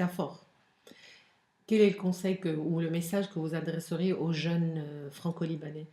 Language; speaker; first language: French; non-native, local second language; Arabic